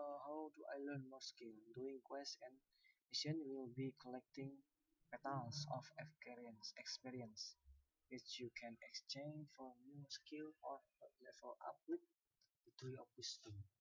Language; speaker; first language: English; non-native, learner; Sundanese